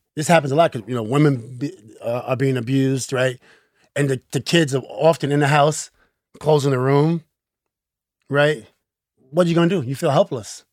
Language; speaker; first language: English; early bilingual, other home language; Akan